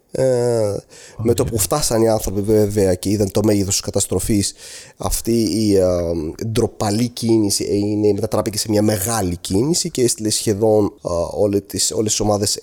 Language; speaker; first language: Greek; non-native, fluent; Arabic